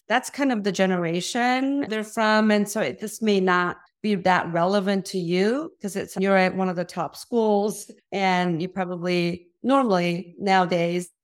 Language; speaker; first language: English; early bilingual, other home language; Korean